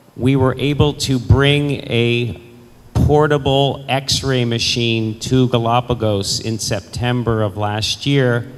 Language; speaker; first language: English; native; English